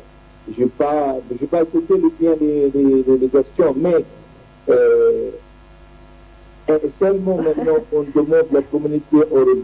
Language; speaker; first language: French; non-native, learner; Arabic